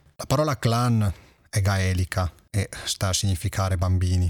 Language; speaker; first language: Italian; native; Italian